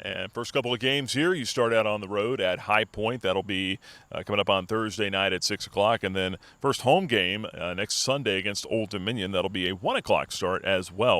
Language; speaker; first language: English; native; English